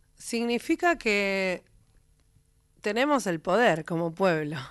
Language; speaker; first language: Spanish; native; Spanish